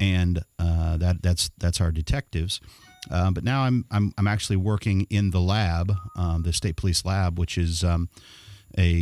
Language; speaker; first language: English; native; English